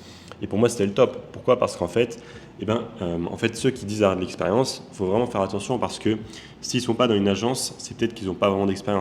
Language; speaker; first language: French; native; French